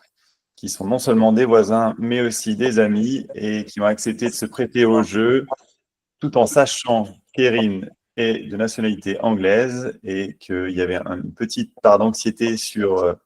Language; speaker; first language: French; native; French